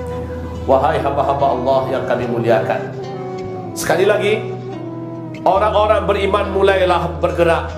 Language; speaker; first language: Indonesian; native; Indonesian